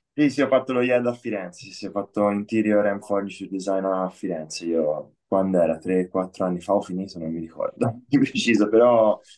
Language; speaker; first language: Italian; native; Italian